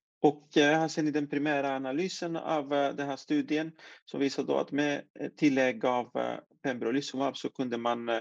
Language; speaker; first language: Swedish; non-native, fluent; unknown